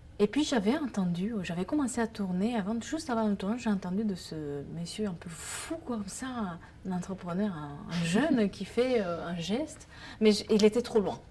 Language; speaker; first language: French; non-native, fluent; Romanian